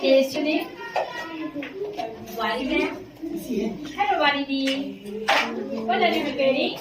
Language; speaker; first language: English; non-native, local second language; Hindi